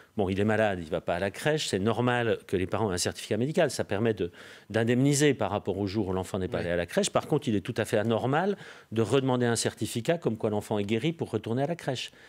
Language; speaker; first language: French; native; French